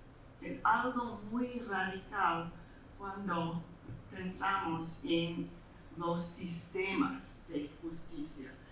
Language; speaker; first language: Spanish; non-native, fluent; English